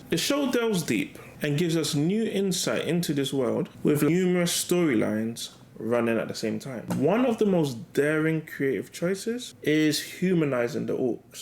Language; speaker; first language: English; native; English